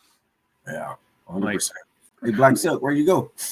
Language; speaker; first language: English; native; English